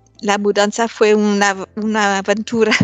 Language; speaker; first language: Spanish; non-native, learner; French